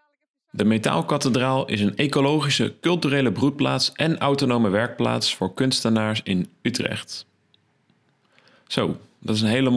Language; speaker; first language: Dutch; native; Dutch